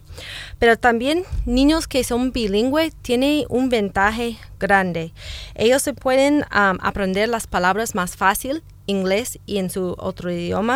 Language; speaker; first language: Spanish; non-native, fluent; English